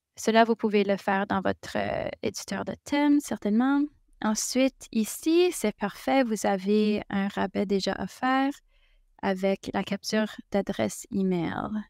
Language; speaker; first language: French; native; French